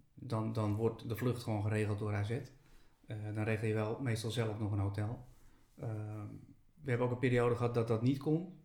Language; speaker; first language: Dutch; native; Dutch